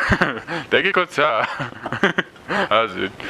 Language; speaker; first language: Nepali; non-native, learner; English